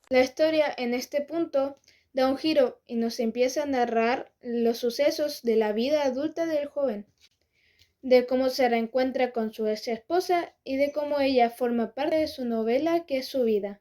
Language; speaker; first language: Spanish; native; Spanish